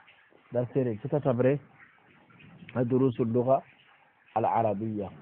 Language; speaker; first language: Arabic; non-native, fluent; Fula